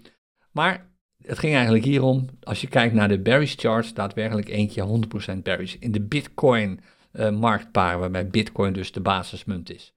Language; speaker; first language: Dutch; native; Dutch